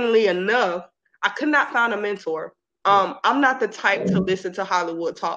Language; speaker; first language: English; native; English